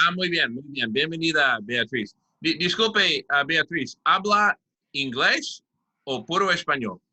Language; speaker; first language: Spanish; non-native, fluent; English